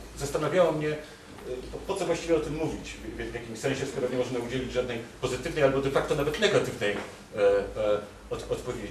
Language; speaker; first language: Polish; native; Polish